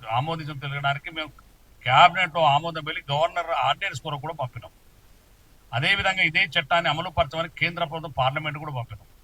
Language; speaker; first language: Telugu; non-native, local second language; Lambadi